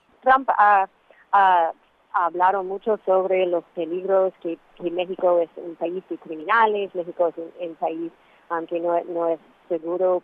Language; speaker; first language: Spanish; non-native, fluent; English